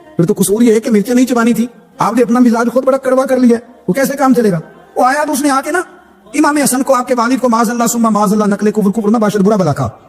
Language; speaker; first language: Urdu; non-native, local second language; Punjabi